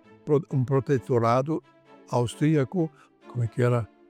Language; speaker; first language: Portuguese; non-native, fluent; German